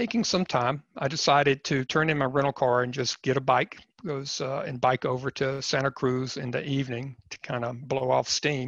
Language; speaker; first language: English; native; English